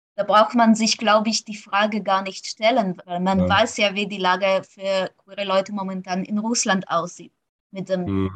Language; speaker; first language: German; non-native, fluent; Ukrainian